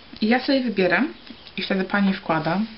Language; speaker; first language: Polish; early bilingual, heritage; Polish